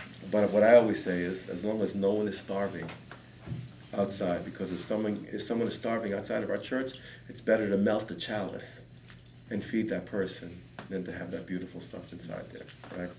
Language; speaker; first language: English; native; English